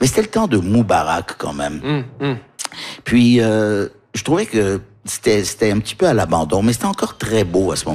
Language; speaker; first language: French; early bilingual, heritage; French